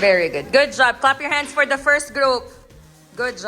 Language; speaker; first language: English; non-native, fluent; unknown